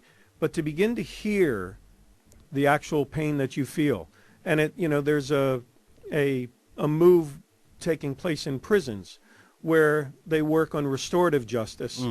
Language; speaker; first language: English; native; English